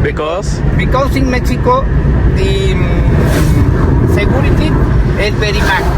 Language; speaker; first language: English; non-native, learner; Spanish